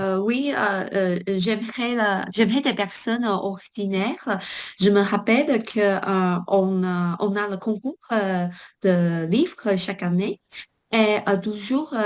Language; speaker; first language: French; non-native, learner; Chinese